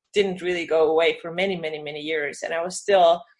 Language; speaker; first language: English; non-native, fluent; Estonian